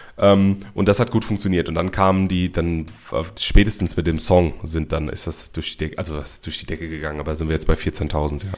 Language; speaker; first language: German; native; German